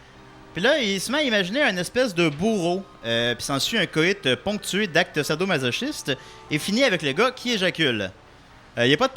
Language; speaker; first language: French; native; French